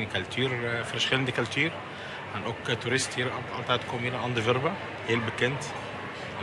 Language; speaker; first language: Dutch; non-native, learner; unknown